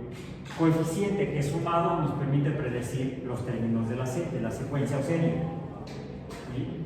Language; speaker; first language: Spanish; native; Spanish